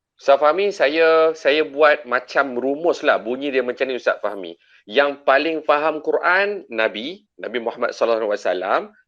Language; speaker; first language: Malay; native; Malay